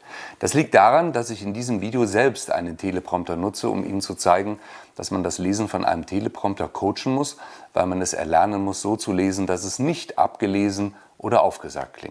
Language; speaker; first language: German; native; German